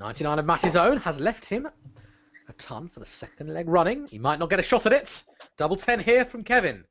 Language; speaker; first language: English; native; English